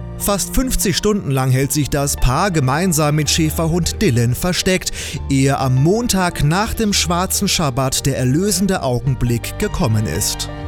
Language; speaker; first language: German; native; German